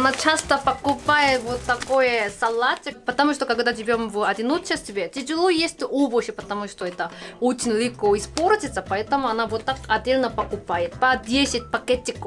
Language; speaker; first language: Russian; non-native, fluent; Korean